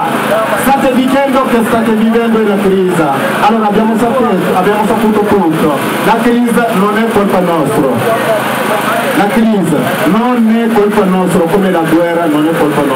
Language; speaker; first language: Italian; non-native, learner; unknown